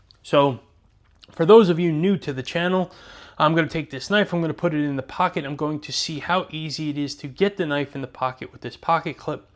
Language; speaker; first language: English; native; English